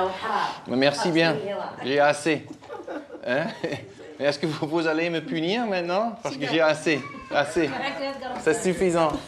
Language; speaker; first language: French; non-native, learner; Dutch